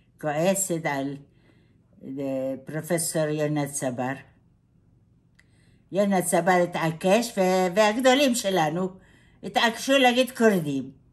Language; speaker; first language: Hebrew; non-native, fluent; Aramaic